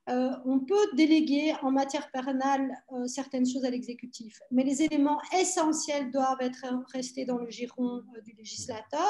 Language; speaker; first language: French; native; French